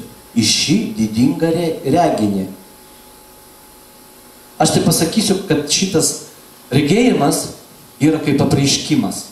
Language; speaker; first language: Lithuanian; non-native, local second language; Russian